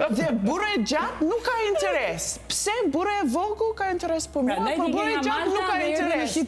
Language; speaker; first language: Albanian; non-native, learner; English